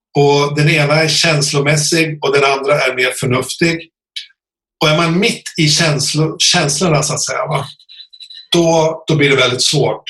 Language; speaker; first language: Swedish; native; Swedish